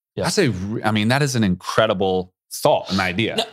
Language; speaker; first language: English; native; English